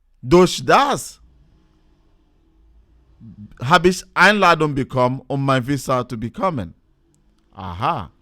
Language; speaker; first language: German; non-native, learner; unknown